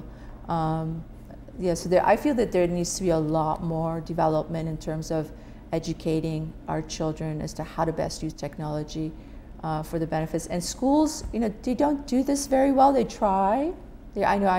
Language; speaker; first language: English; non-native, fluent; Persian